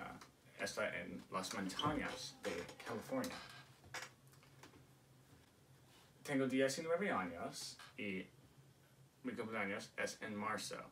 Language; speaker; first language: Spanish; non-native, learner; English